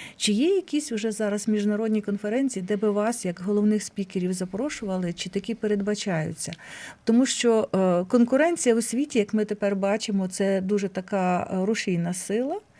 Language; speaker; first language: Ukrainian; native; Ukrainian